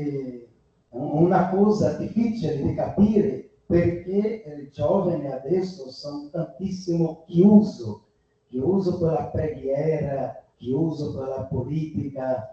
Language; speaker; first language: Italian; non-native, fluent; Portuguese